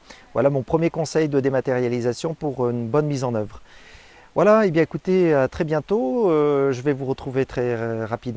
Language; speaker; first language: French; native; French